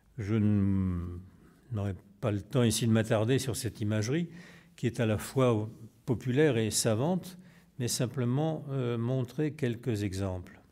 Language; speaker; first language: French; native; French